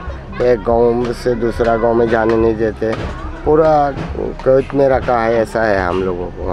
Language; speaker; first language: Hindi; non-native, fluent; Rohingya